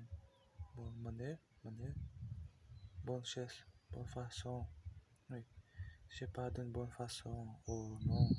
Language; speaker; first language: French; non-native, learner; Portuguese